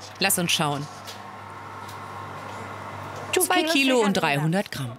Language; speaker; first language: German; native; German